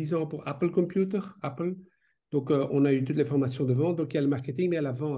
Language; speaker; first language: French; native; French